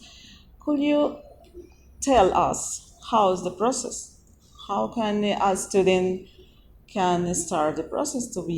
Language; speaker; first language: English; non-native, learner; Spanish